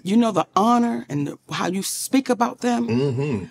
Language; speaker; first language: English; native; English